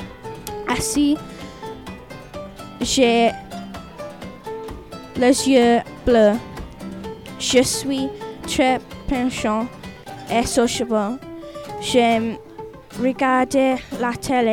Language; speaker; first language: French; non-native, learner; English